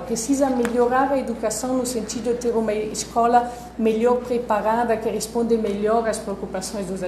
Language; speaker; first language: Portuguese; non-native, fluent; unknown